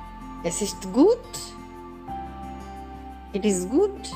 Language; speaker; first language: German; non-native, fluent; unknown